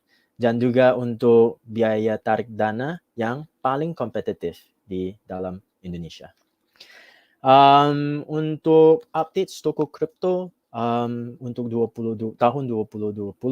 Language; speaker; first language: Indonesian; non-native, fluent; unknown